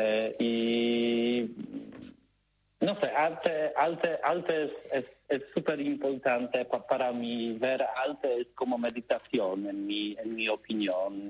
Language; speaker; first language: Spanish; non-native, learner; Polish